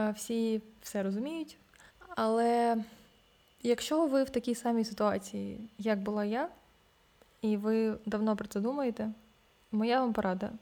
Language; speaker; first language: Ukrainian; non-native, local second language; Russian